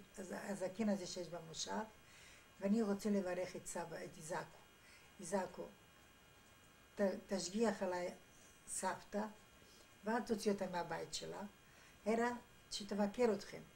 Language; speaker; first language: Hebrew; non-native, fluent; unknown